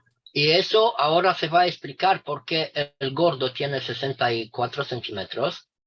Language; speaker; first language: Spanish; non-native, fluent; Romanian